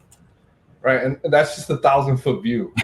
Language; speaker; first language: English; native; English